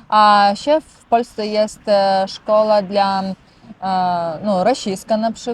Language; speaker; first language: Polish; non-native, learner; Russian